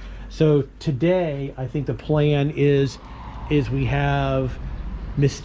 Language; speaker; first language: English; native; English